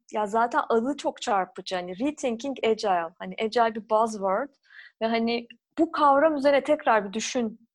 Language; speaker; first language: Turkish; native; Turkish